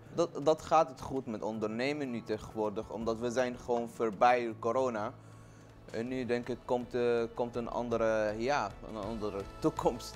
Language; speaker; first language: Dutch; non-native, learner; Arabic